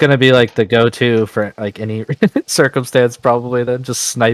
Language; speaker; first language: English; native; English